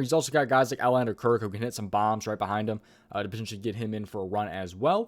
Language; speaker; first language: English; native; English